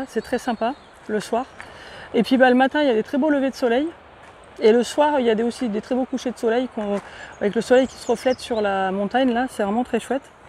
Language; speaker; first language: French; native; French